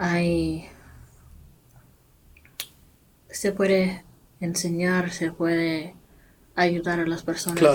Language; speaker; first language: Spanish; non-native, learner; English